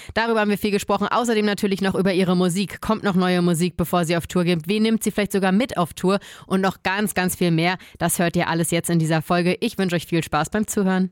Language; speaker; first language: German; native; German